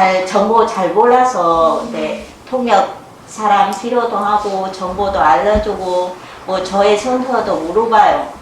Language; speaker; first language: Korean; non-native, learner; Vietnamese